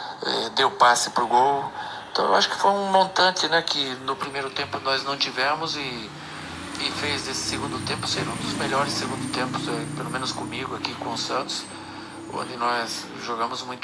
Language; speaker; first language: Portuguese; native; Portuguese